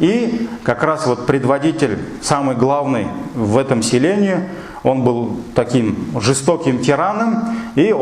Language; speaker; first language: Russian; non-native, local second language; Tatar